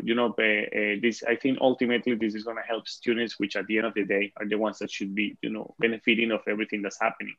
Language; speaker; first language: English; non-native, fluent; Spanish